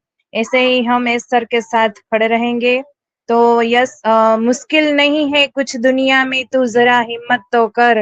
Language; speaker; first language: Hindi; native; Hindi